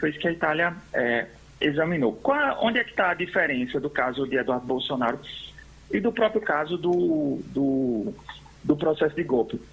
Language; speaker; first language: Portuguese; native; Portuguese